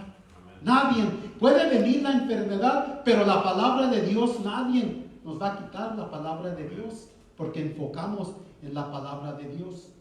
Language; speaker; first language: Spanish; early bilingual, heritage; Spanish